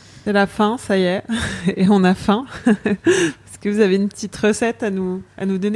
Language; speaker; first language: French; native; French